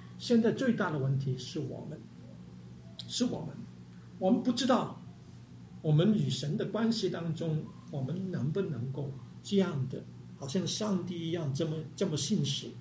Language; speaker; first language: Chinese; non-native, local second language; Cantonese